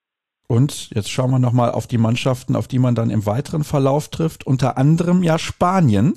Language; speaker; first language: German; native; German